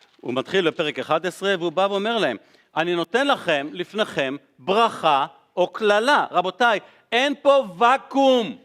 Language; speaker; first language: Hebrew; native; Hebrew